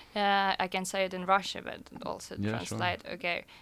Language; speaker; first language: English; non-native, fluent; Russian